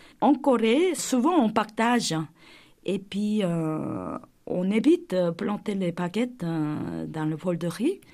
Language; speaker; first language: French; non-native, fluent; Korean